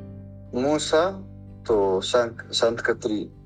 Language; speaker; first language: Japanese; non-native, learner; Arabic